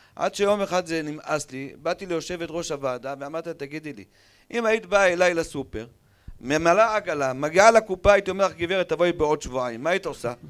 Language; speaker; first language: Hebrew; native; Hebrew